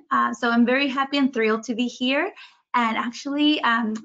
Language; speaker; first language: English; early bilingual, other home language; Spanish